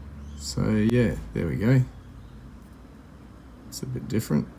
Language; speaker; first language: English; native; English